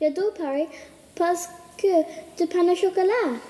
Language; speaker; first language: French; non-native, learner; English